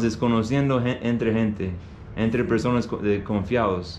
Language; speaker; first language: Spanish; non-native, learner; English